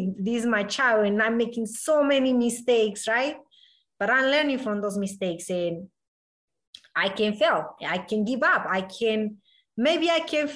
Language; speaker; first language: English; non-native, learner; Spanish